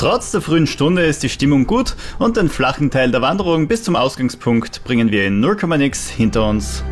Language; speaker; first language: German; native; German